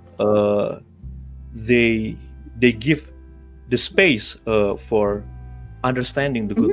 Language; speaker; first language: English; non-native, learner; Indonesian